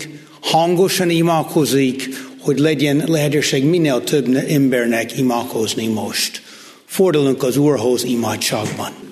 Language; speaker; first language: Hungarian; non-native, fluent; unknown